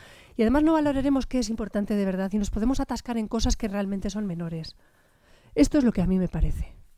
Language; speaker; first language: Spanish; native; Spanish